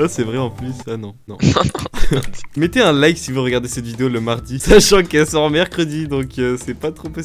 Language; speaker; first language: French; native; French